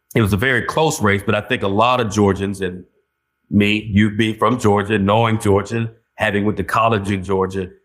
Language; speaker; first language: English; native; English